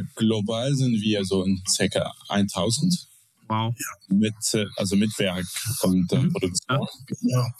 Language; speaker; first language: German; non-native, fluent; English